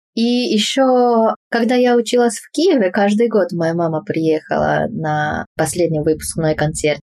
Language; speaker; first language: Russian; non-native, fluent; Japanese